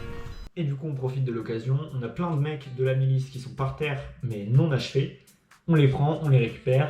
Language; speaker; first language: French; native; French